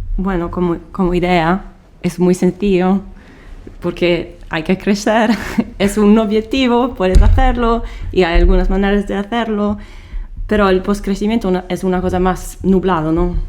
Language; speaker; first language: Spanish; non-native, fluent; Italian